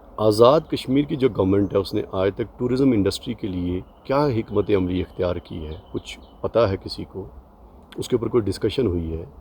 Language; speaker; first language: Urdu; non-native, local second language; Pahari-Potwari